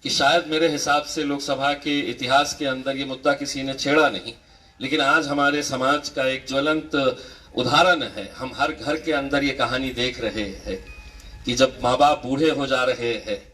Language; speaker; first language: Hindi; non-native, local second language; Marathi